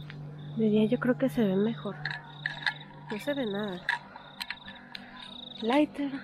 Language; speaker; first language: Spanish; native; Spanish